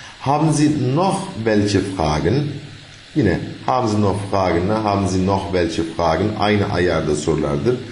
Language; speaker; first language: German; non-native, fluent; Turkish